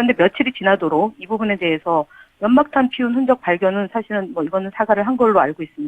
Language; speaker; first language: Korean; native; Korean